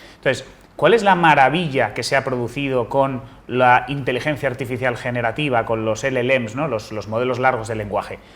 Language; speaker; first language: Spanish; native; Spanish